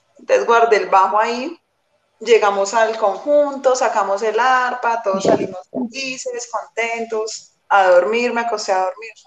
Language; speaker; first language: Spanish; native; Spanish